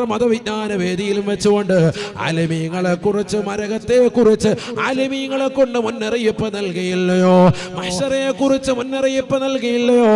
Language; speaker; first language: Malayalam; native; Malayalam